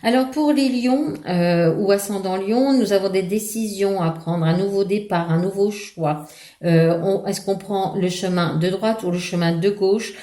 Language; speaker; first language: French; native; French